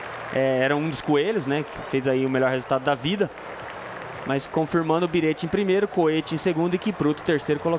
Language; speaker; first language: Portuguese; native; Portuguese